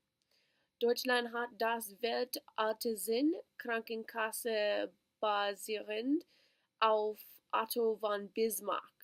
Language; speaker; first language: German; non-native, learner; English